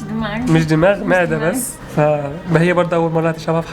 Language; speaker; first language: Arabic; native; Arabic